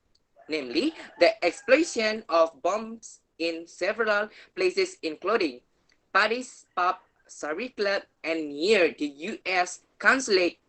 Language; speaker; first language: English; non-native, learner; Indonesian